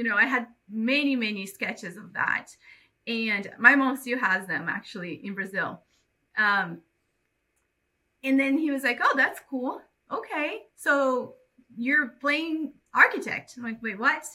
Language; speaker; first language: English; non-native, fluent; Portuguese